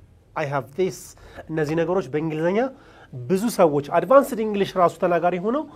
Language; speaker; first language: English; non-native, fluent; Amharic